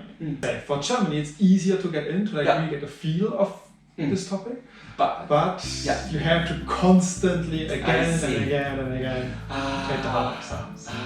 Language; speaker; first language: English; non-native, fluent; German